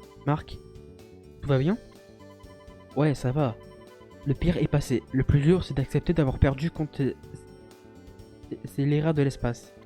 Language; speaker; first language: French; native; French